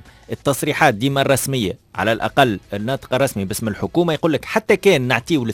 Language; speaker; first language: Arabic; native; Arabic